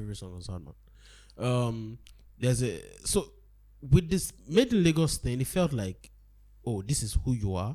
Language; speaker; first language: English; non-native, local second language; Yoruba